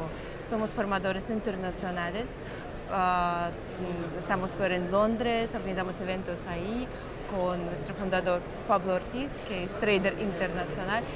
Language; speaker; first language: Spanish; non-native, fluent; Russian